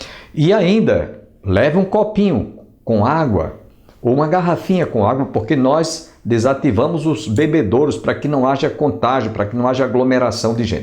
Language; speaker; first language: Portuguese; native; Portuguese